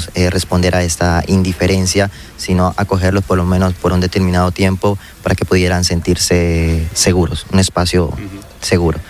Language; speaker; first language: Spanish; native; Spanish